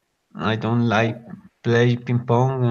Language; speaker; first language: English; non-native, learner; Spanish